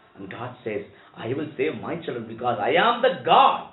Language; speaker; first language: English; non-native, local second language; Telugu